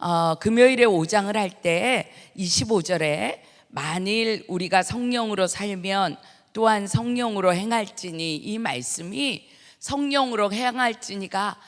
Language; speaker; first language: Korean; native; Korean